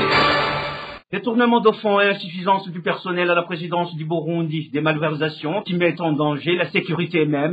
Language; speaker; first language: French; non-native, local second language; Rundi